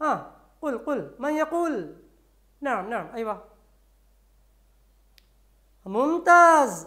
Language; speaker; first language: Arabic; non-native, fluent; Malayalam